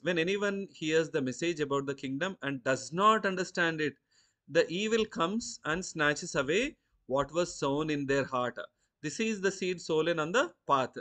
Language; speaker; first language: English; non-native, local second language; Telugu